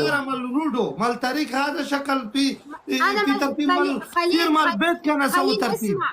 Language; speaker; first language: Arabic; non-native, learner; Pashto